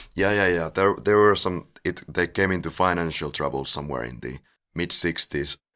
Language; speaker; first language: English; non-native, fluent; Finnish